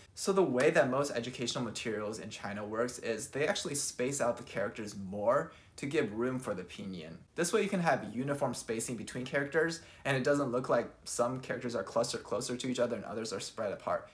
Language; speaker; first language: English; early bilingual, other home language; Chinese